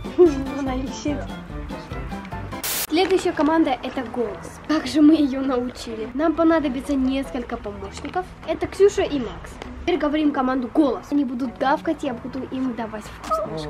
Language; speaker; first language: Russian; native; Russian